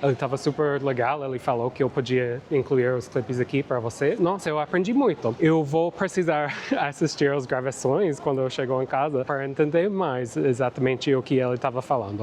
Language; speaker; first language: Portuguese; non-native, fluent; English